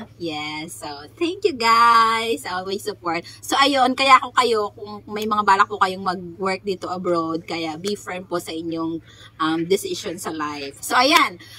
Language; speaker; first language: Filipino; native; Filipino